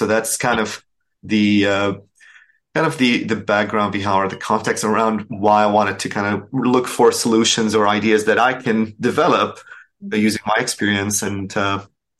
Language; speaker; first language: English; non-native, fluent; Arabic